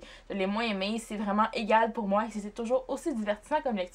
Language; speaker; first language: French; native; French